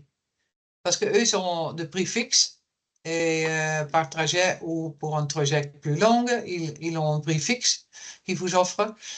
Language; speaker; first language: French; non-native, fluent; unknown